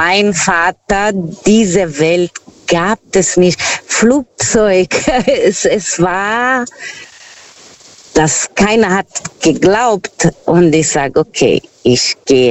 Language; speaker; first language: German; non-native, fluent; Portuguese